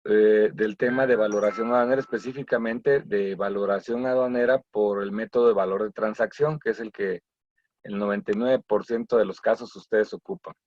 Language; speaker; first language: Spanish; native; Spanish